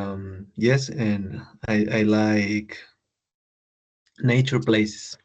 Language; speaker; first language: English; non-native, learner; Spanish